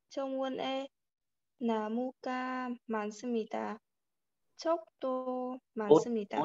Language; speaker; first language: Korean; non-native, learner; Vietnamese